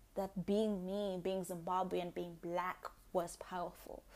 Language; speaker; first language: English; non-native, local second language; Shona